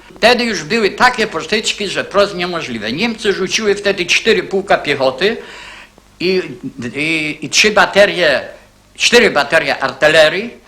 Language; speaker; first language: Polish; native; Polish